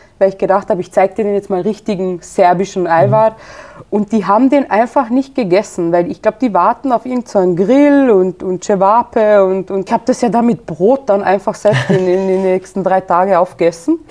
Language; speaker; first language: German; early bilingual, other home language; Serbian